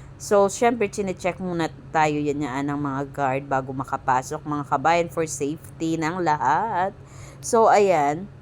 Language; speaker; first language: Filipino; non-native, local second language; Hiligaynon